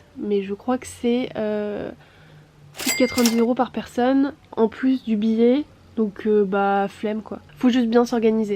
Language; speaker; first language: French; native; French